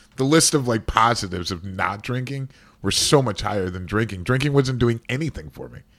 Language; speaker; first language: English; native; English